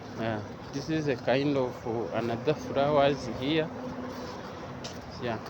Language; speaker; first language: English; non-native, learner; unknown